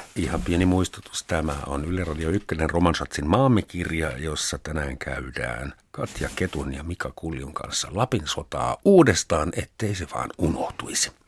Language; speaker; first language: Finnish; non-native, fluent; German